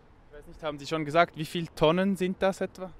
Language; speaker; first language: German; native; German